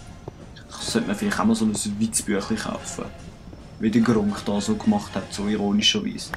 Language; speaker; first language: German; native; German